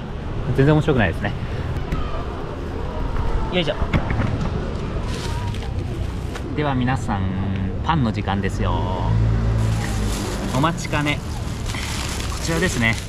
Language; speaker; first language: Japanese; native; Japanese